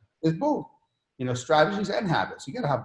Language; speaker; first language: English; non-native, fluent; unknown